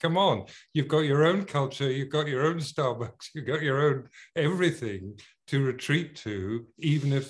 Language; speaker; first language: English; native; English